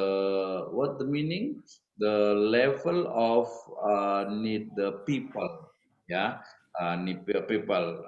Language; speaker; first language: English; non-native, learner; Indonesian